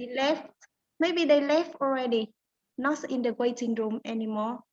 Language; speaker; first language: English; non-native, learner; Vietnamese